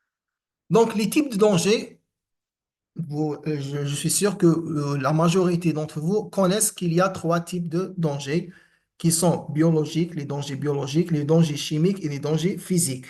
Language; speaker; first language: French; non-native, local second language; Arabic